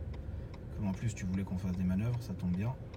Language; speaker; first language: French; native; French